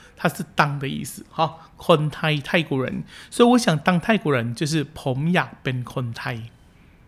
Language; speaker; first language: Chinese; early bilingual, heritage; Chinese